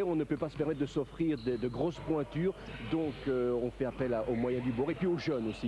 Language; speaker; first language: French; native; French